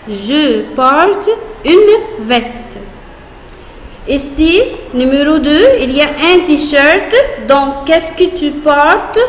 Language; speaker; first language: French; non-native, fluent; Arabic